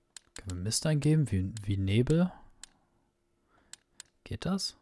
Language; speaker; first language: German; native; German